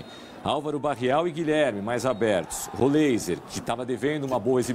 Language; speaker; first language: Portuguese; native; Portuguese